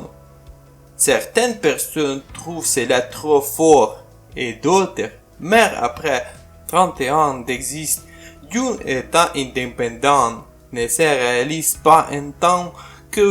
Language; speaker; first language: French; non-native, fluent; Ukrainian